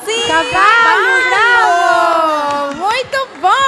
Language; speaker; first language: Portuguese; non-native, learner; Spanish